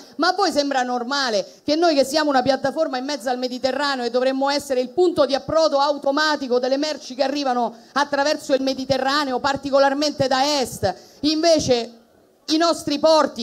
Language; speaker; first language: Italian; native; Italian